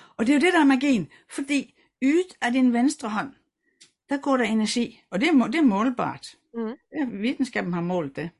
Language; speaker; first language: Danish; native; Danish